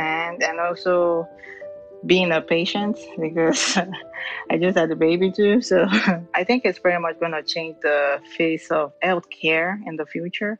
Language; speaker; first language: English; non-native, local second language; Yoruba